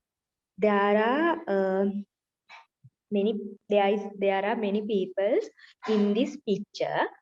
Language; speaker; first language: English; non-native, learner; Sinhala